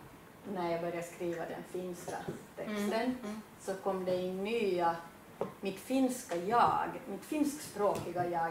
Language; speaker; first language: Swedish; native; Swedish